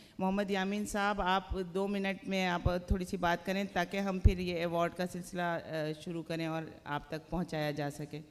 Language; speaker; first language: Urdu; native; Urdu